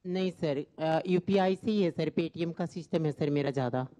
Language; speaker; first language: Hindi; native; Hindi